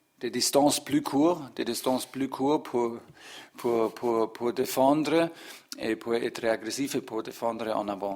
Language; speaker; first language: French; non-native, learner; German